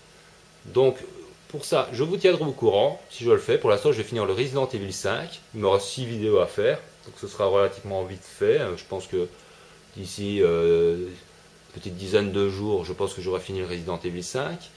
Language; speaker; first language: French; native; French